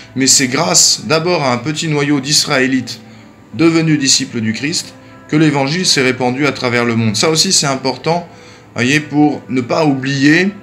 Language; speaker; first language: French; native; French